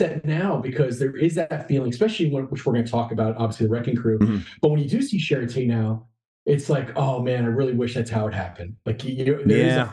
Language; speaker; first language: English; native; English